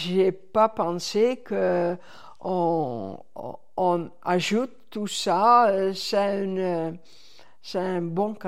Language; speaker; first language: French; non-native, fluent; Dutch